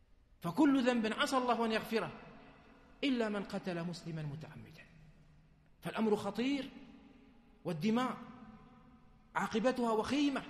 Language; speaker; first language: Arabic; native; Arabic